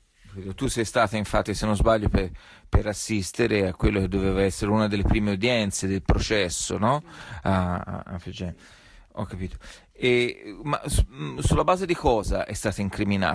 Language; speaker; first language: Italian; native; Italian